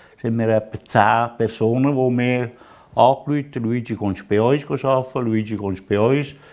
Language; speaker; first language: German; non-native, learner; Italian